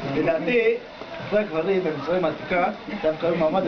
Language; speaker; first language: Hebrew; native; Hebrew